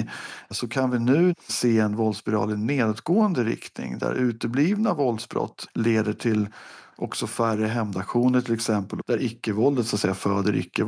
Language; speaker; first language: Swedish; native; Swedish